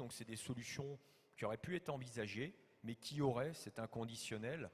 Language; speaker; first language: French; native; French